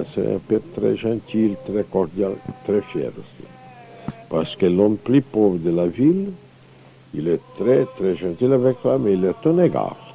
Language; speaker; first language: French; non-native, fluent; Portuguese